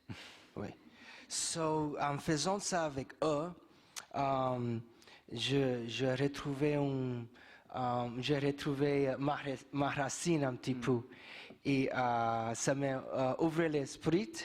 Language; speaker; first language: French; non-native, fluent; English